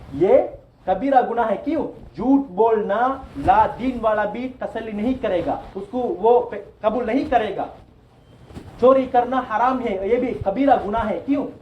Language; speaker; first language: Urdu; non-native, local second language; Tamil